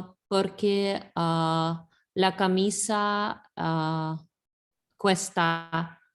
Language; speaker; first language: Spanish; non-native, learner; English